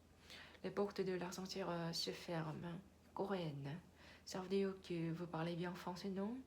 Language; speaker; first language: French; non-native, learner; Korean